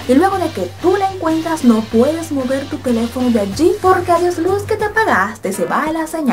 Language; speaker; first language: Spanish; native; Spanish